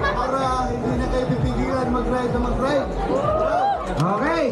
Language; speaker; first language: Filipino; non-native, local second language; Cebuano